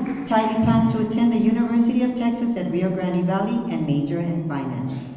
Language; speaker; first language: English; early bilingual, other home language; Spanish